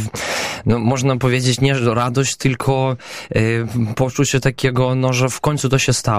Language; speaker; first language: Polish; non-native, local second language; Belarusian